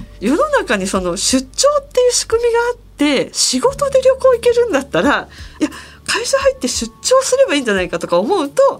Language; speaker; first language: Japanese; native; Japanese